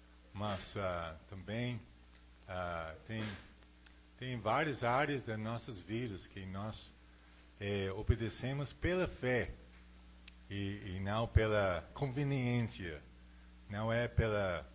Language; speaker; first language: Portuguese; non-native, fluent; English